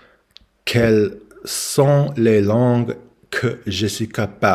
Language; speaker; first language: French; non-native, learner; English